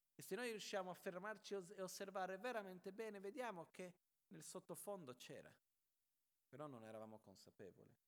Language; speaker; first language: Italian; non-native, fluent; Portuguese